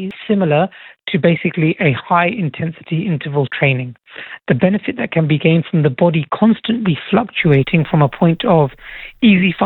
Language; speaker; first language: English; native; English